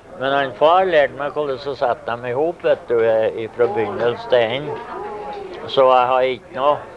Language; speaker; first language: Norwegian; early bilingual, heritage; Norwegian